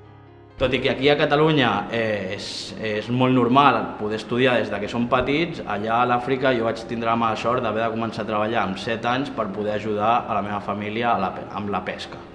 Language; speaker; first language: Catalan; non-native, fluent; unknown